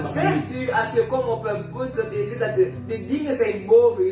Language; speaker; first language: Dutch; non-native, learner; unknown